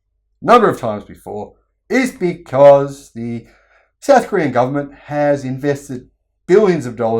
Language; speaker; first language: English; native; English